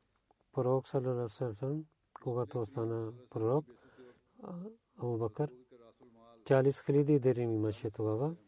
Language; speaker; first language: Bulgarian; non-native, learner; Urdu